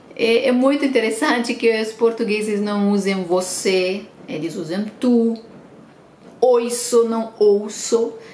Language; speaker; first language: Portuguese; non-native, fluent; Romanian